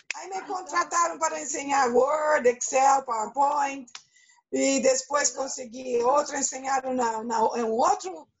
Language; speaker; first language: Spanish; non-native, learner; Portuguese